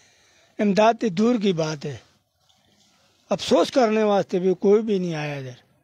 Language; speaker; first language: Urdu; non-native, local second language; Northern Hindko